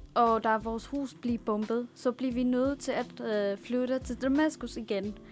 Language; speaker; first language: Danish; non-native, fluent; Arabic